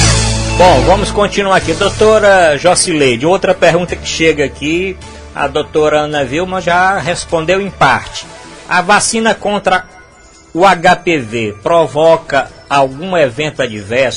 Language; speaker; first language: Portuguese; native; Portuguese